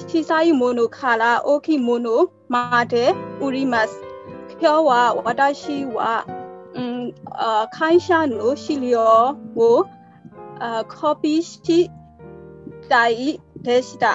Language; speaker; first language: Japanese; non-native, learner; Burmese